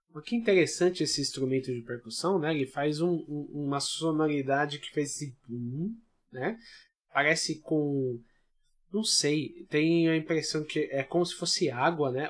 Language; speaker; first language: Portuguese; native; Portuguese